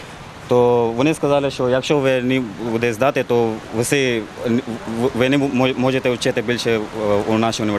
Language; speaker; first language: Ukrainian; non-native, learner; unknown